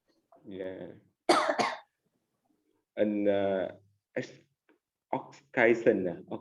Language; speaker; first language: English; non-native, learner; Vietnamese